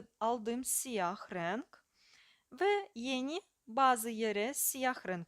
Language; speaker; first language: Turkish; non-native, fluent; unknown